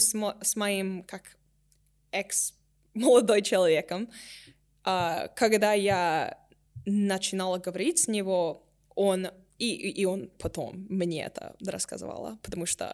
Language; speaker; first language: Russian; non-native, learner; English